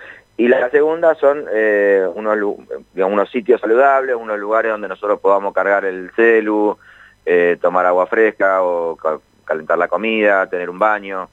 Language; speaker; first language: Spanish; native; Spanish